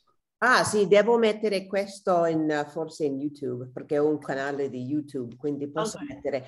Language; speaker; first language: Italian; non-native, fluent; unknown